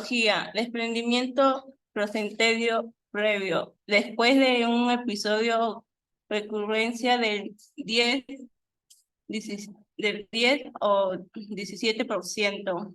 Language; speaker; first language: Spanish; native; Spanish